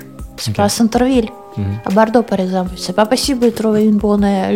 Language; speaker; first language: French; non-native, learner; Russian